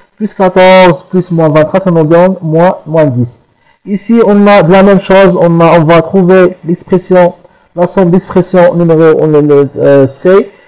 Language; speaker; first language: French; non-native, local second language; Arabic